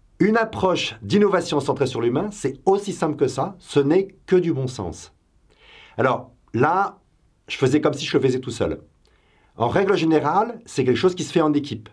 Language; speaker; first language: French; native; French